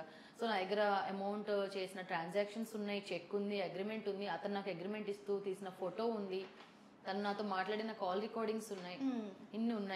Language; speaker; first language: Telugu; native; Telugu